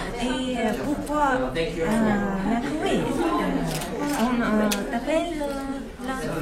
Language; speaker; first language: French; non-native, fluent; Russian